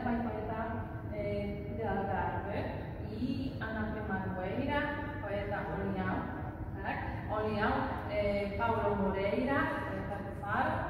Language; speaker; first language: Portuguese; non-native, learner; Polish